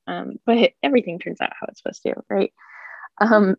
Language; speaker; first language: English; native; English